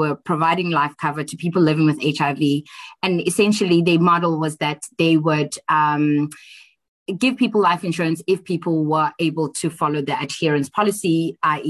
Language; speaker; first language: English; non-native, local second language; Xhosa